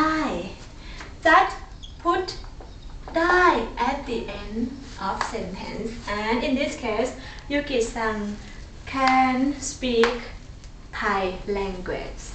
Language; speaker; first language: English; non-native, learner; Thai